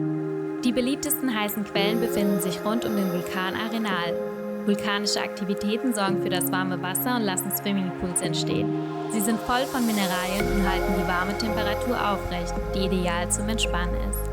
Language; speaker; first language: German; native; German